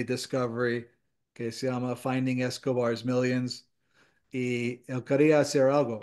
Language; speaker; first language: Spanish; non-native, fluent; English